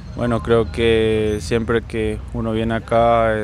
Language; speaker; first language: Spanish; native; Spanish